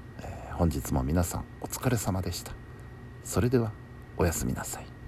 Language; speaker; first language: Japanese; native; Japanese